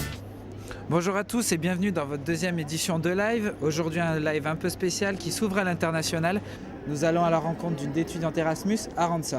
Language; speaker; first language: French; native; French